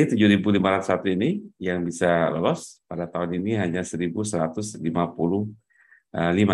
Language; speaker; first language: Indonesian; native; Indonesian